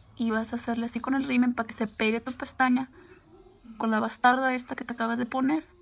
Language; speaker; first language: Spanish; early bilingual, heritage; Spanish